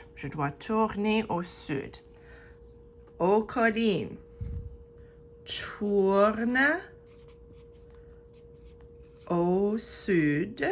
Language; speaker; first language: French; non-native, fluent; English